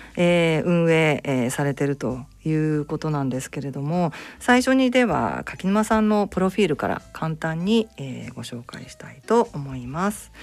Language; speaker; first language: Japanese; native; Japanese